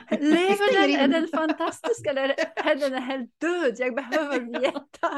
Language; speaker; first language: Swedish; non-native, fluent; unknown